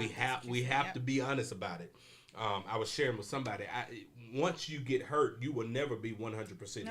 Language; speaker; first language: English; native; English